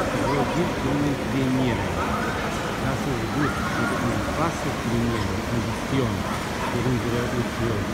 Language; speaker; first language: German; non-native, learner; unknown